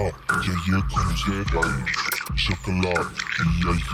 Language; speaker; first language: Russian; non-native, learner; German